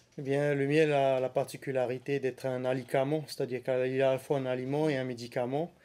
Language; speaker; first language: French; native; French